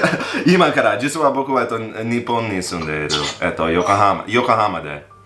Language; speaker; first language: Japanese; non-native, learner; English